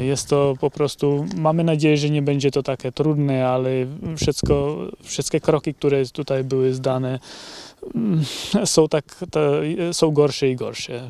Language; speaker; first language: Polish; non-native, learner; Czech